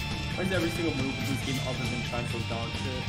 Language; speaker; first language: English; native; English